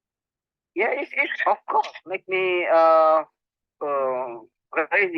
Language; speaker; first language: English; non-native, learner; Indonesian